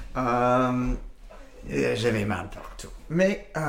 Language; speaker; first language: French; non-native, learner; English